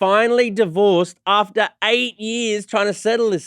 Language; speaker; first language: English; native; English